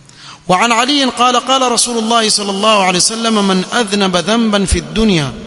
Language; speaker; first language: Arabic; non-native, fluent; Swahili